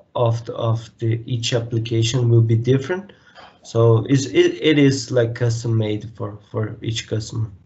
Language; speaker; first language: English; non-native, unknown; Portuguese